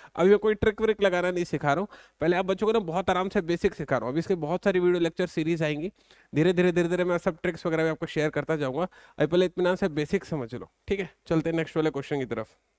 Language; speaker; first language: Hindi; native; Hindi